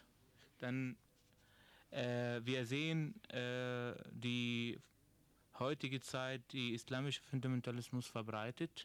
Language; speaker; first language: German; non-native, learner; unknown